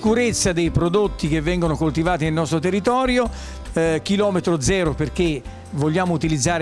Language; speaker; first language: Italian; native; Italian